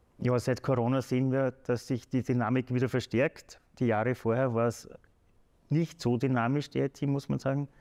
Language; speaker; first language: German; native; German